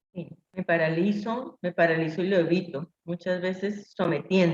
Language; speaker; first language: Spanish; native; Spanish